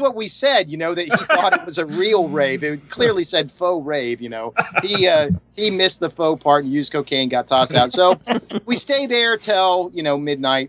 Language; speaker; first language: English; native; English